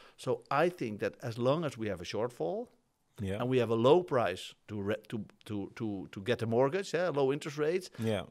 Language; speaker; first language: English; non-native, fluent; Dutch